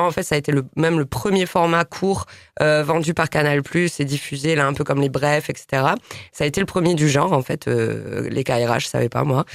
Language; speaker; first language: French; native; French